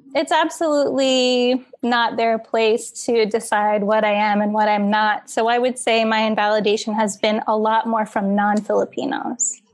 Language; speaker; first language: English; native; English